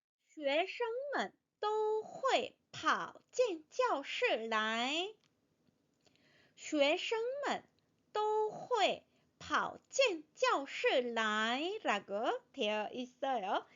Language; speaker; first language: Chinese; non-native, fluent; Korean